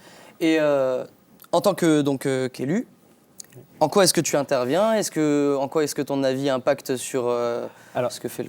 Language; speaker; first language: French; native; French